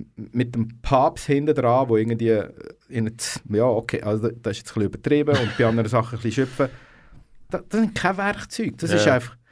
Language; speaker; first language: German; native; German